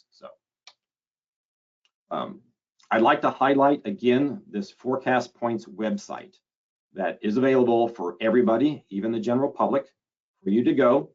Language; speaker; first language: English; native; English